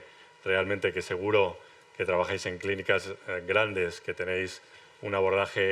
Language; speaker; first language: Spanish; native; Spanish